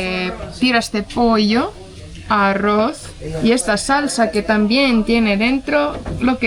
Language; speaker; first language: Spanish; non-native, fluent; Estonian